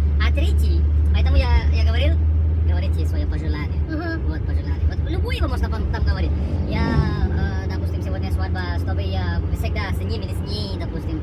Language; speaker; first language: Russian; non-native, learner; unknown